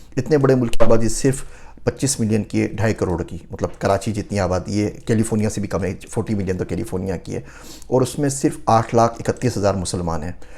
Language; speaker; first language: Urdu; native; Urdu